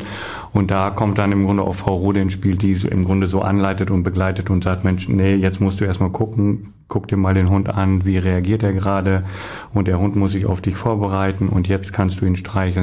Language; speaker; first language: German; native; German